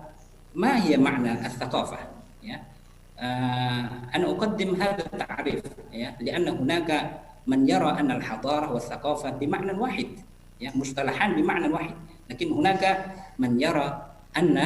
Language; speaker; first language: Arabic; non-native, fluent; Indonesian